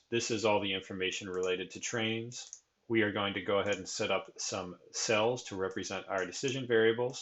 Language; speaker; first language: English; native; English